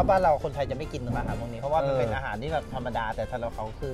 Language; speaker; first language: Thai; native; Thai